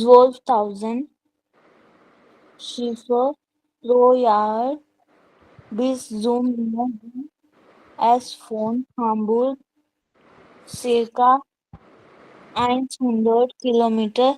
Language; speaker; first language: German; non-native, learner; Hindi